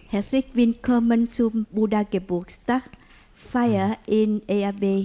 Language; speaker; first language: German; non-native, learner; Vietnamese